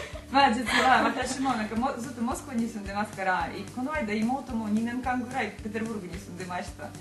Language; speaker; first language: Japanese; non-native, fluent; Russian